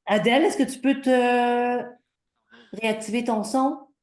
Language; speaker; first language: French; native; French